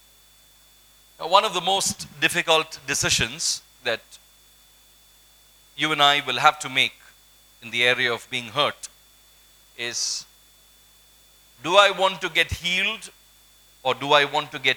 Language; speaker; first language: English; non-native, local second language; Malayalam